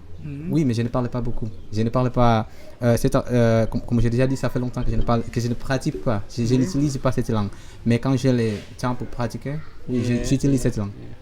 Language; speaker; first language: French; non-native, learner; Portuguese